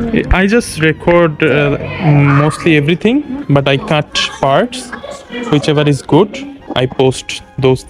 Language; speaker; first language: English; non-native, learner; Bangla